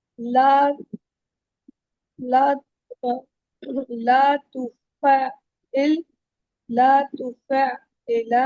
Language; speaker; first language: Arabic; non-native, learner; Urdu